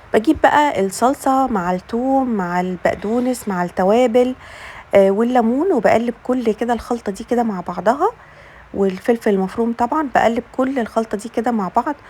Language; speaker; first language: Arabic; native; Arabic